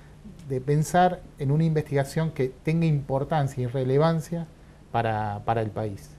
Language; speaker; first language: Spanish; native; Spanish